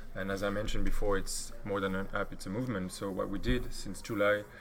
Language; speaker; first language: English; non-native, fluent; French